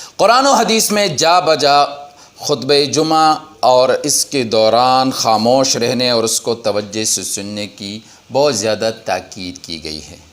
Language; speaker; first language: Urdu; non-native, local second language; Pashto